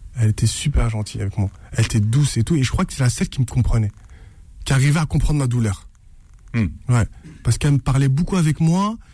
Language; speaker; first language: French; native; French